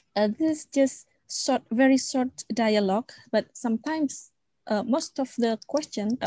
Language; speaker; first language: English; non-native, fluent; Indonesian